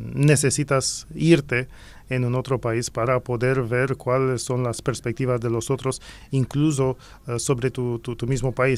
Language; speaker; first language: Spanish; non-native, fluent; Romanian